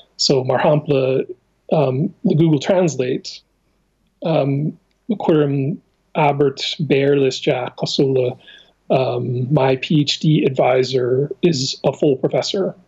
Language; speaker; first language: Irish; non-native, fluent; English